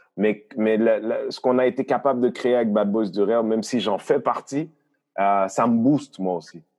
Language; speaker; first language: French; early bilingual, other home language; Haitian Creole